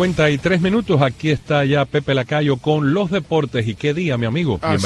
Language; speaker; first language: Spanish; native; Spanish